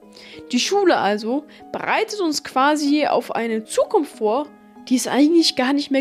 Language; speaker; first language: German; native; German